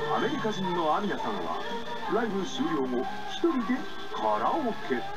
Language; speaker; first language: Japanese; native; Japanese